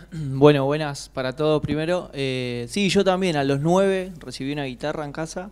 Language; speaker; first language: Spanish; native; Spanish